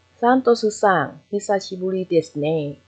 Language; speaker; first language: Japanese; non-native, fluent; Thai